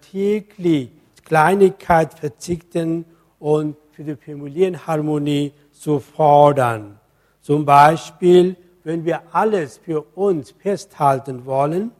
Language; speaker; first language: German; non-native, fluent; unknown